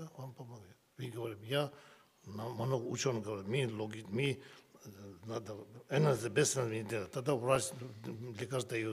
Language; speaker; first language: Russian; non-native, learner; Tibetan